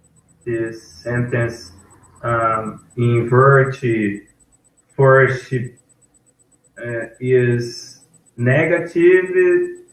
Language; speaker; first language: English; non-native, learner; Portuguese